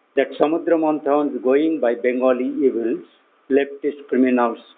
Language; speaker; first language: English; non-native, local second language; Bangla